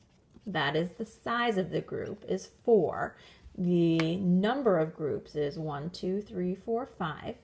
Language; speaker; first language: English; native; English